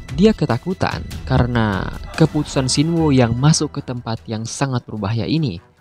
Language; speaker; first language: Indonesian; native; Indonesian